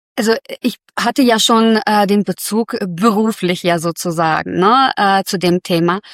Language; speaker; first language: German; early bilingual, other home language; Russian